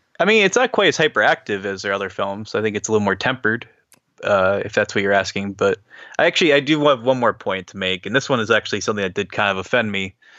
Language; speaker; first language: English; native; English